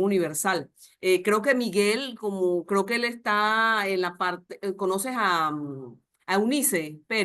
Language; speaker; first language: Spanish; native; Spanish